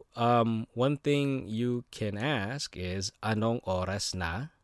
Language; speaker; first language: English; native; English